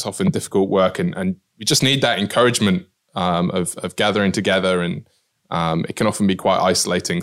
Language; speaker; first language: English; native; English